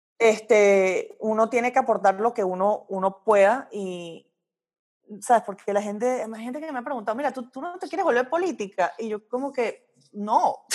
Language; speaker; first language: Spanish; early bilingual, heritage; Spanish